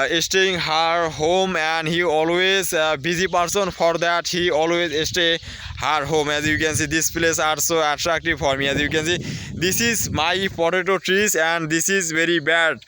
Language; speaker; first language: English; non-native, learner; Bangla